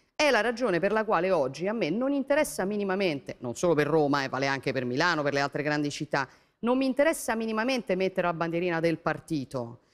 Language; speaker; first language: Italian; native; Italian